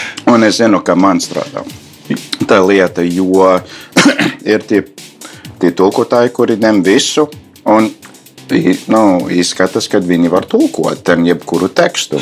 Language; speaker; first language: Latvian; non-native, fluent; English